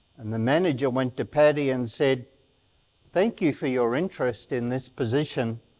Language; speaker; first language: English; native; English